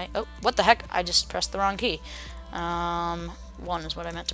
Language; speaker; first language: English; native; English